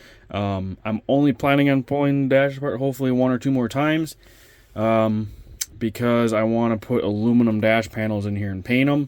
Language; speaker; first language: English; native; English